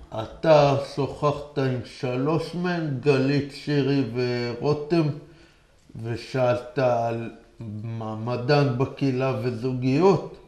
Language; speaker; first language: Hebrew; native; Hebrew